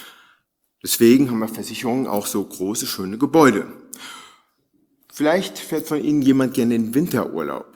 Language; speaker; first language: German; native; German